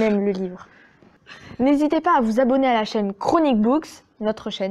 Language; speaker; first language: French; native; French